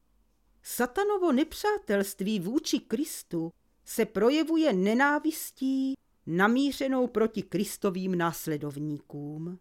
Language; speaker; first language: Czech; native; Czech